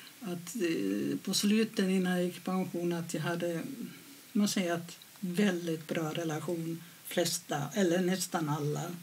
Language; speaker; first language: Swedish; non-native, fluent; Finnish